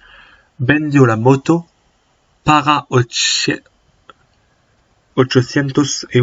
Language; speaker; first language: Spanish; non-native, learner; French